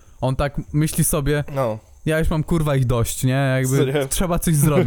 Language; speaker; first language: Polish; native; Polish